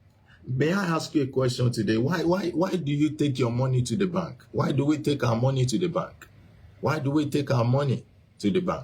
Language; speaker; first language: English; non-native, local second language; Yoruba